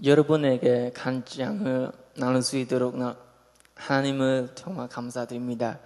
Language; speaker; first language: Korean; non-native, learner; Khmer